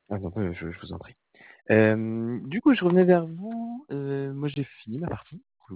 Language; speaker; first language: French; native; French